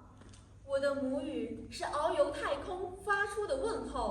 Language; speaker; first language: Chinese; non-native, learner; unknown